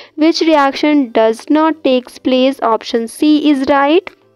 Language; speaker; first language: English; non-native, local second language; Hindi